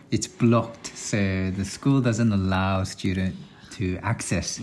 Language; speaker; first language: English; non-native, fluent; Korean